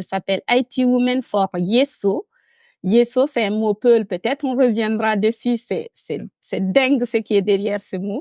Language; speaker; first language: French; non-native, local second language; Fula